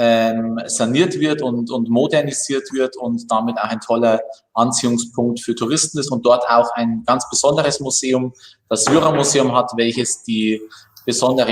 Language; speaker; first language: German; native; German